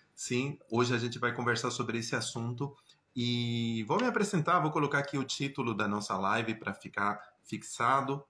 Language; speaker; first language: Portuguese; non-native, fluent; Spanish